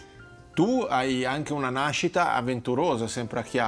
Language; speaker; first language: Italian; native; Italian